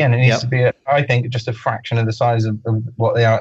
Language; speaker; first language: English; native; English